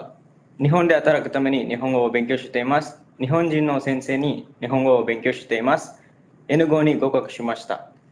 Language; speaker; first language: Japanese; non-native, learner; Tamil